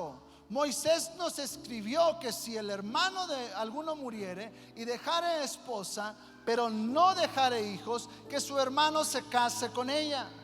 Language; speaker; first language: Spanish; native; Spanish